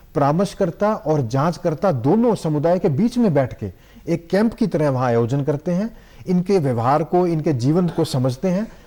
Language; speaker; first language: Hindi; native; Hindi